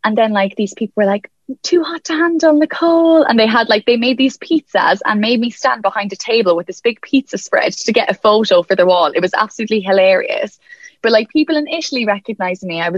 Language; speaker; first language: English; native; English